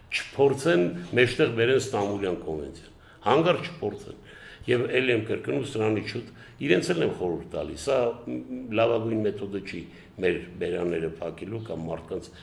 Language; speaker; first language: Armenian; native; Armenian